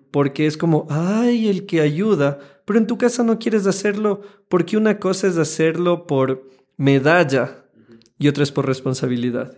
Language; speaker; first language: Spanish; native; Spanish